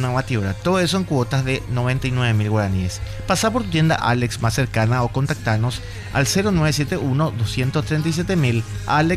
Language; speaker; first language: Spanish; native; Spanish